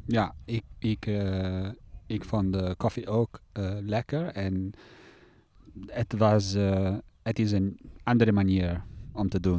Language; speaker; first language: Dutch; non-native, fluent; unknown